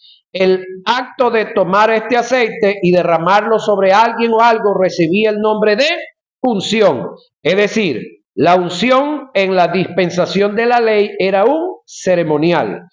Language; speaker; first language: Spanish; native; Spanish